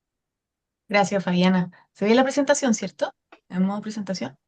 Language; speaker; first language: Spanish; native; Spanish